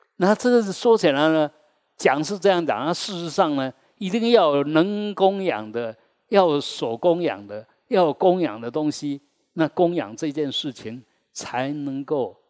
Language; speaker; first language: Chinese; native; Chinese